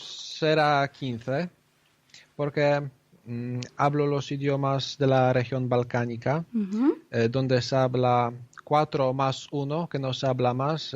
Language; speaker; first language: Spanish; non-native, fluent; Polish